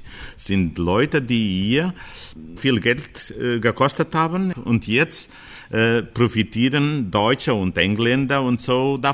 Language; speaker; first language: German; non-native, fluent; Portuguese